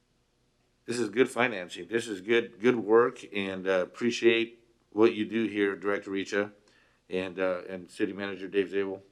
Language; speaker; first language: English; early bilingual, other home language; Spanish